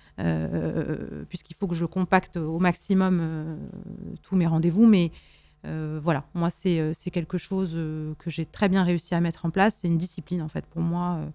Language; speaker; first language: French; non-native, local second language; Arabic